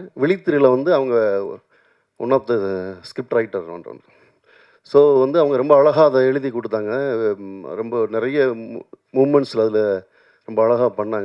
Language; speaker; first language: Tamil; native; Tamil